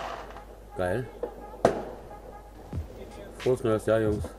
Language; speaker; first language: German; native; German